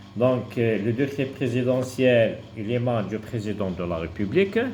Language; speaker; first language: French; non-native, local second language; Arabic